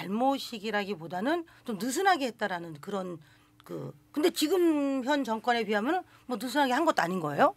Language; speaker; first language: Korean; native; Korean